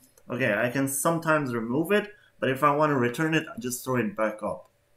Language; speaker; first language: English; non-native, fluent; Albanian